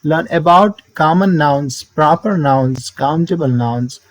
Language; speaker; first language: English; non-native, local second language; Urdu